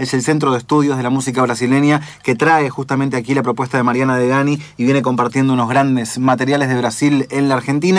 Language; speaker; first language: Spanish; native; Spanish